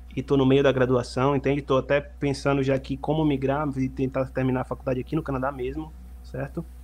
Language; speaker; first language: Portuguese; native; Portuguese